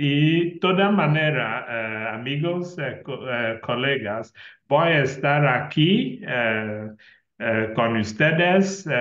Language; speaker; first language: Spanish; non-native, learner; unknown